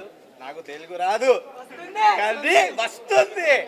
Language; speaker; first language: Telugu; non-native, learner; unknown